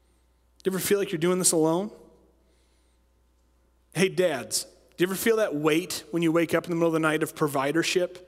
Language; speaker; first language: English; native; English